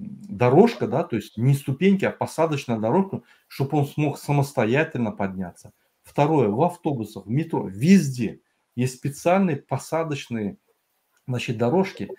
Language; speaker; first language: Russian; native; Russian